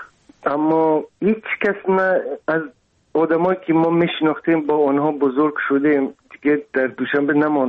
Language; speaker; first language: Persian; non-native, local second language; Russian